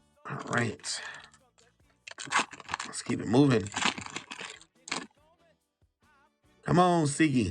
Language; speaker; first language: English; native; English